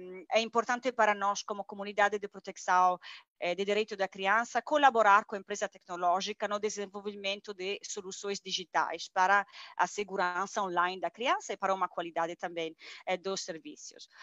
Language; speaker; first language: Portuguese; non-native, fluent; Italian